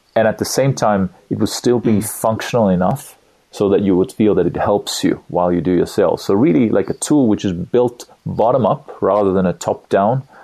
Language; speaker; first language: English; non-native, fluent; Estonian